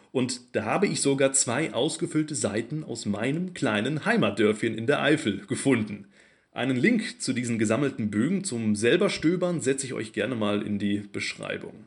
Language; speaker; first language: German; native; German